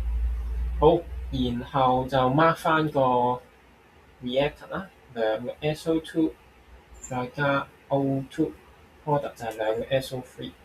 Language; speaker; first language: Cantonese; native; Cantonese